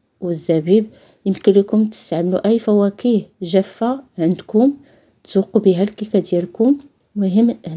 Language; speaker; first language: Arabic; native; Arabic